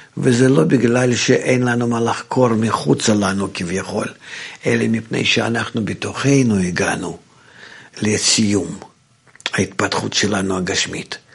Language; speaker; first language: Hebrew; non-native, fluent; Russian